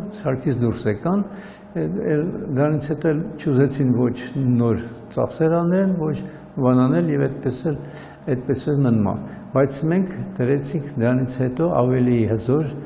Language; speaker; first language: Armenian; native; Armenian